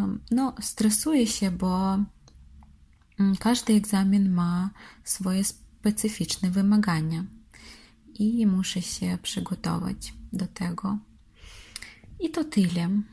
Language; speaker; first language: Polish; non-native, fluent; Russian